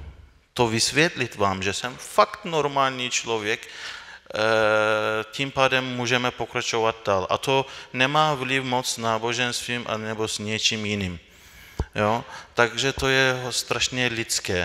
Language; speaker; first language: Czech; non-native, fluent; Turkish